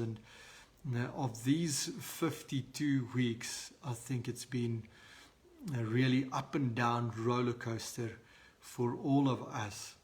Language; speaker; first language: English; non-native, local second language; Afrikaans